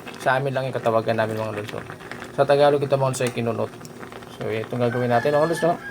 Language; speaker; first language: Filipino; non-native, local second language; Cebuano